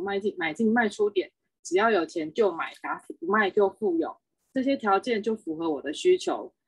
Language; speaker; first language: Chinese; native; Chinese